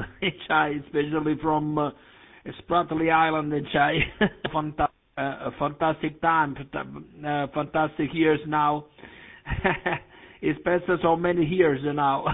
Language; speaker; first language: English; non-native, learner; Italian